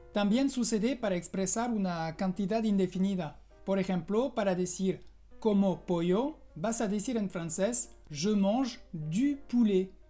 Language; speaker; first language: Spanish; non-native, fluent; French